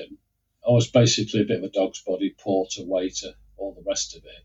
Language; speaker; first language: English; native; English